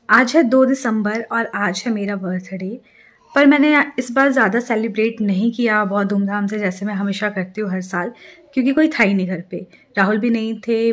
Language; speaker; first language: Hindi; native; Hindi